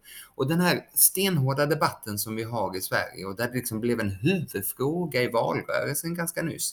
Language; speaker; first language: Swedish; native; Swedish